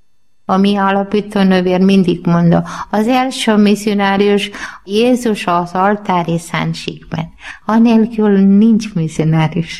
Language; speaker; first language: Hungarian; non-native, learner; Malayalam